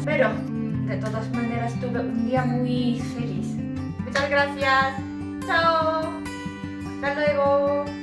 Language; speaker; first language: Spanish; non-native, learner; Korean